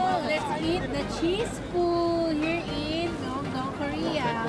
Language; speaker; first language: English; non-native, local second language; Filipino